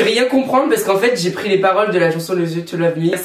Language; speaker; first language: French; native; French